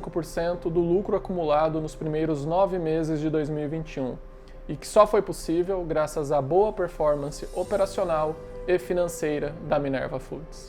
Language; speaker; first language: Portuguese; native; Portuguese